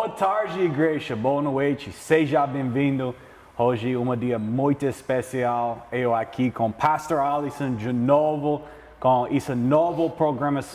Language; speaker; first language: Portuguese; non-native, learner; English